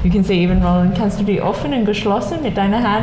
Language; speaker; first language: German; non-native, learner; English